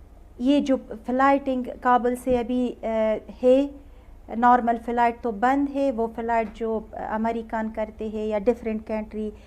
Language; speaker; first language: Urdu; non-native, fluent; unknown